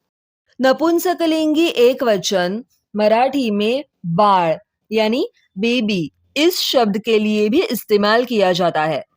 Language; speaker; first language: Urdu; non-native, local second language; Marathi